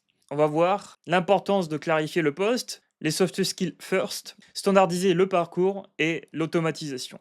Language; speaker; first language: French; native; French